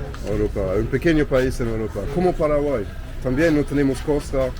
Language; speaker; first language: Spanish; non-native, learner; English